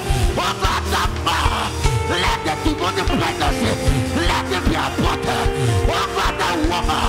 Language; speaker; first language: English; native; English